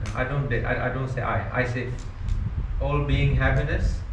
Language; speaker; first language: English; non-native, learner; Nepali